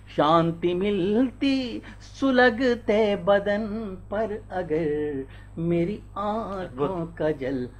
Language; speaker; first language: Hindi; native; Hindi